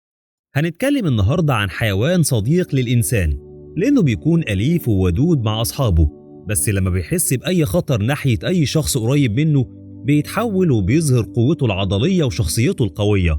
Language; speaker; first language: Arabic; native; Arabic